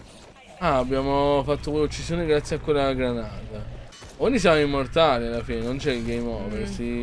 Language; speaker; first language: Italian; native; Italian